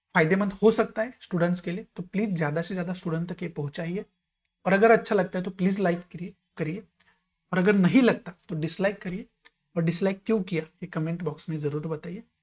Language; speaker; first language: Hindi; non-native, local second language; Marathi